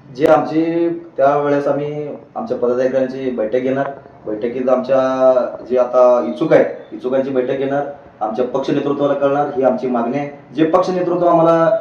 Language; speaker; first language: Marathi; native; Marathi